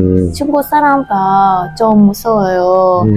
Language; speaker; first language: Korean; non-native, learner; Hmong